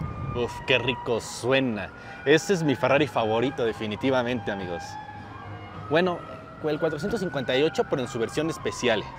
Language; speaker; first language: Spanish; native; Spanish